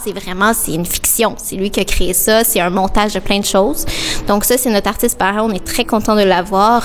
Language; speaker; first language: French; native; French